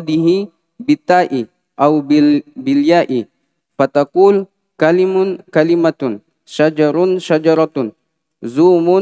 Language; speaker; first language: Arabic; non-native, learner; Indonesian